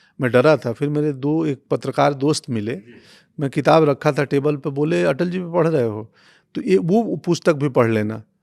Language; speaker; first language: Hindi; non-native, local second language; Bhojpuri